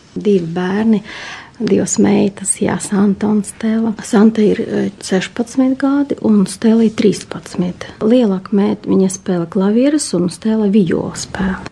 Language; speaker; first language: Latvian; non-native, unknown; Russian